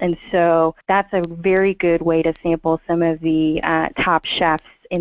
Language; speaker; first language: English; native; English